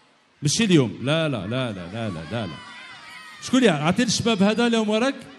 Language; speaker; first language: Arabic; native; Arabic